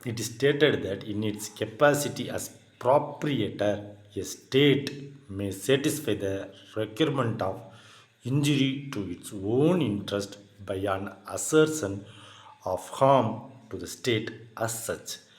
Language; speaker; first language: English; non-native, local second language; Tamil